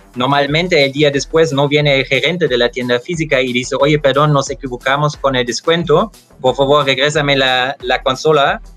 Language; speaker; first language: Spanish; non-native, fluent; German